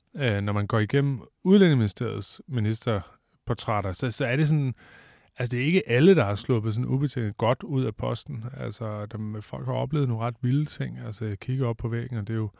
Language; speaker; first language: Danish; native; Danish